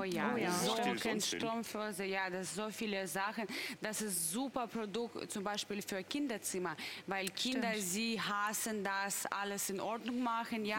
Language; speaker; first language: German; non-native, fluent; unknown